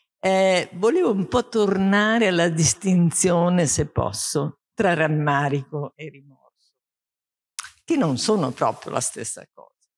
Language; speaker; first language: Italian; native; Italian